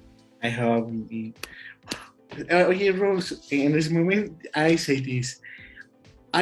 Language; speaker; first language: English; non-native, learner; Spanish